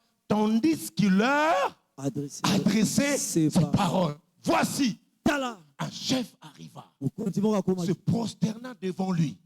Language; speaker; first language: French; non-native, local second language; Lingala